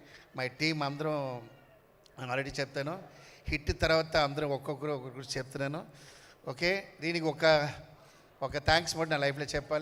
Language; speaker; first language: Telugu; non-native, fluent; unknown